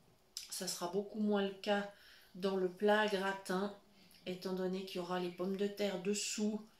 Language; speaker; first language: French; native; French